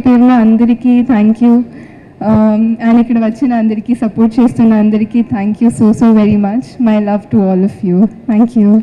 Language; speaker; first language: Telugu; non-native, fluent; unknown